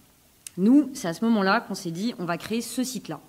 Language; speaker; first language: French; native; French